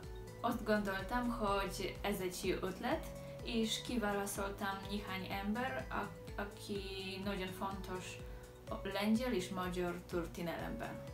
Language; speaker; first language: Hungarian; non-native, learner; Polish